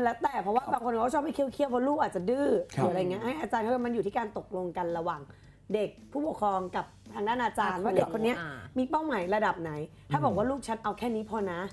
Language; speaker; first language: Thai; native; Thai